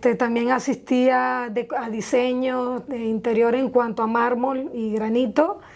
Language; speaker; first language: Spanish; native; Spanish